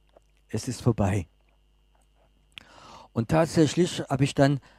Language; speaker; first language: German; non-native, fluent; French